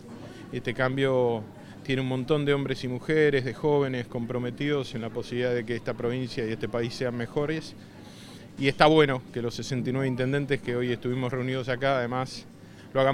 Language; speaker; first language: Spanish; native; Spanish